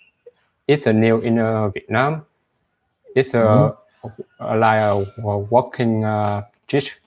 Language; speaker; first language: English; non-native, learner; Vietnamese